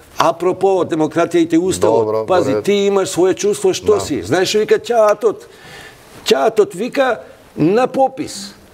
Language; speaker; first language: Macedonian; non-native, local second language; Albanian